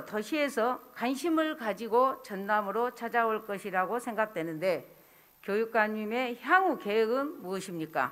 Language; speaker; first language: Korean; native; Korean